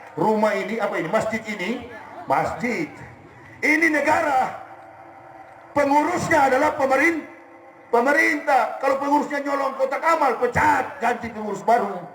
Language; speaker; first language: Indonesian; native; Indonesian